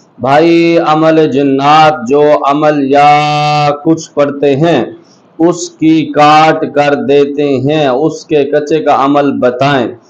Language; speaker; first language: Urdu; non-native, local second language; Pashto